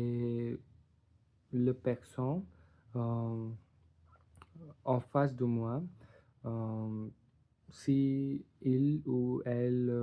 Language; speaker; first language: French; non-native, learner; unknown